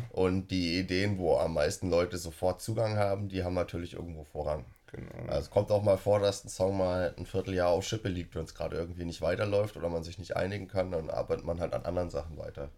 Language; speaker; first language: German; native; German